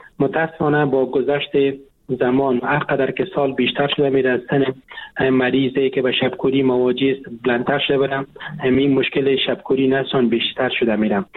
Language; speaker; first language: Persian; native; Persian